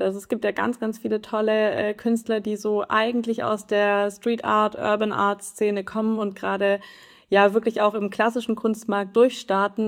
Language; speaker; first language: German; native; German